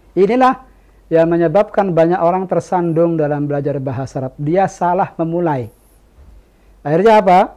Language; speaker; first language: Indonesian; native; Indonesian